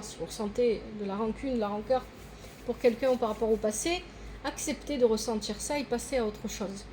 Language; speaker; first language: French; native; French